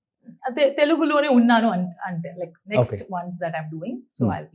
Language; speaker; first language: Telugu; non-native, learner; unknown